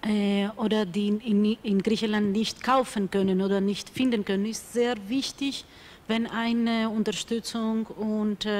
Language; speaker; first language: German; non-native, fluent; Greek